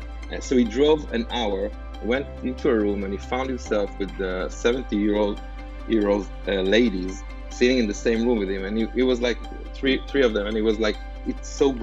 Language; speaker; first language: English; non-native, fluent; Hebrew